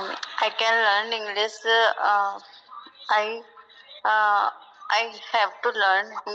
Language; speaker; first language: English; non-native, learner; Punjabi